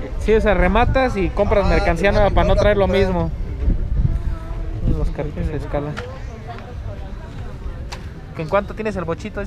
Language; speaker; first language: Spanish; native; Spanish